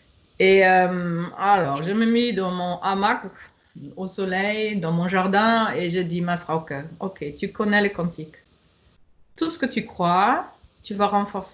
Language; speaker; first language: French; non-native, fluent; German